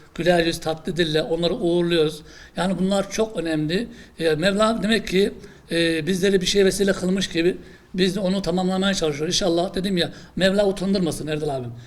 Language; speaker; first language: Turkish; native; Turkish